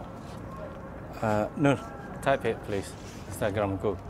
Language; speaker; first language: English; non-native, fluent; Indonesian